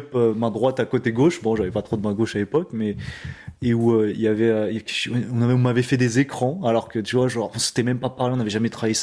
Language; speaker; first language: French; native; French